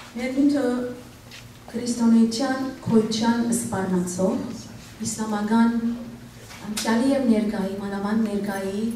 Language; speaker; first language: Armenian; early bilingual, heritage; Armenian